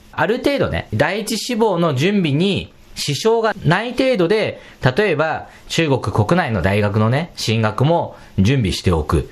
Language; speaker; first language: Japanese; non-native, fluent; Chinese